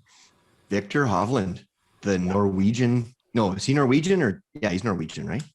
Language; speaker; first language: English; native; English